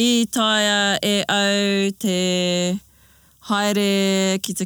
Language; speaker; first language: Māori; non-native, local second language; English